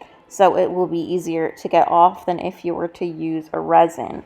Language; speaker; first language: English; native; English